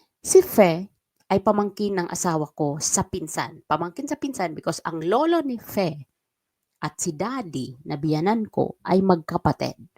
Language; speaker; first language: Filipino; non-native, local second language; Waray